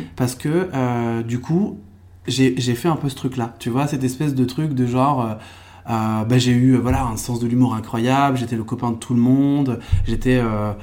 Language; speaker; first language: French; native; French